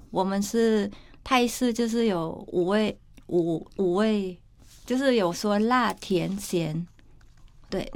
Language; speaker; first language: Chinese; non-native, fluent; Thai